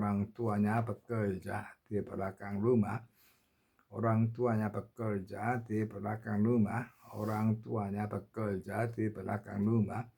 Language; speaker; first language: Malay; non-native, learner; Korean